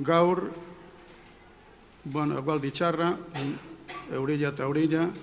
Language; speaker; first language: Basque; non-native, fluent; Galician